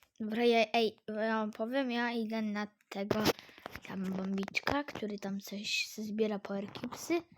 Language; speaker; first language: Polish; native; Polish